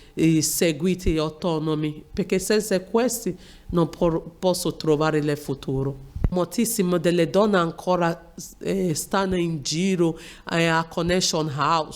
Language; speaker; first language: Italian; non-native, learner; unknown